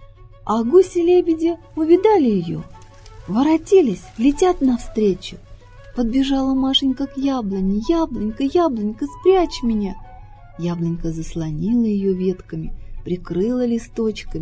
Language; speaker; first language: Russian; native; Russian